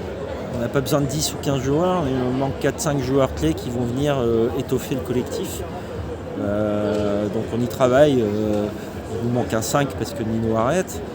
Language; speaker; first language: French; native; French